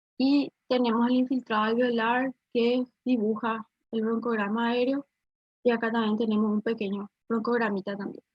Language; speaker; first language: Spanish; native; Spanish